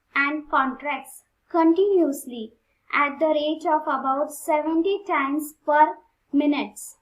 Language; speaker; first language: English; non-native, local second language; Marathi